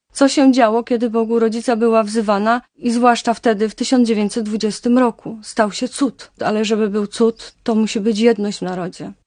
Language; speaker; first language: Polish; native; Polish